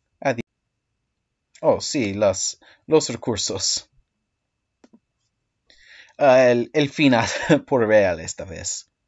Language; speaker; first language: Spanish; non-native, learner; English